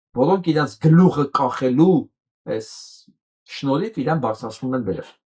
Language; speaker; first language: Armenian; native; Armenian